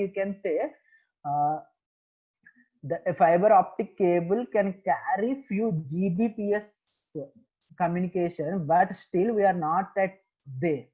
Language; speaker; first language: English; non-native, local second language; Telugu